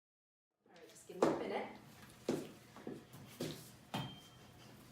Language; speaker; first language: English; native; English